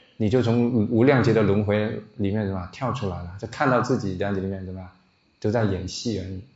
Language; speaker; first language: Chinese; non-native, local second language; Min Nan Chinese